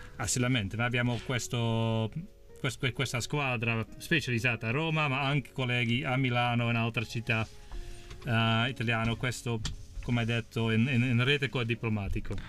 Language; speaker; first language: Italian; non-native, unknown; Dutch